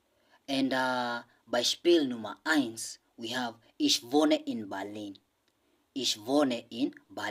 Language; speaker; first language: German; non-native, learner; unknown